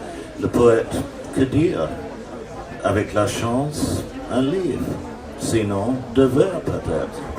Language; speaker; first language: French; non-native, fluent; English